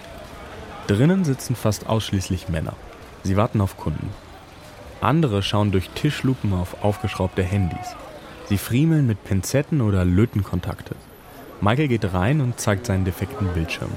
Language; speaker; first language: German; native; German